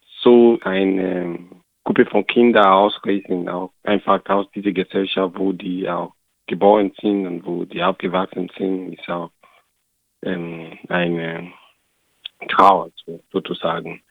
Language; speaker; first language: German; non-native, learner; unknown